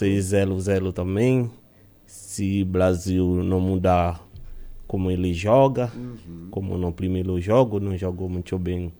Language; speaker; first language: Portuguese; non-native, fluent; Haitian Creole